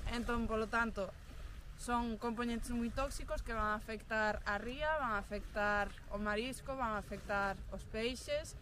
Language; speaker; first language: Galician; non-native, local second language; Spanish